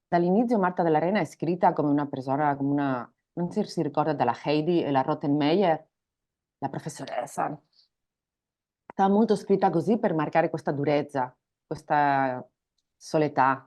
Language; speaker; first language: Italian; non-native, learner; Spanish